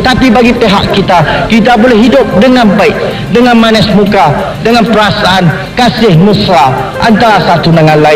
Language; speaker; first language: Malay; native; Malay